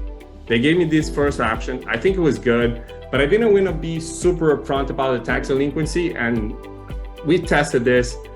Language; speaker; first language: English; non-native, fluent; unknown